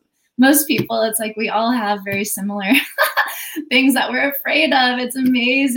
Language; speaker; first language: English; native; English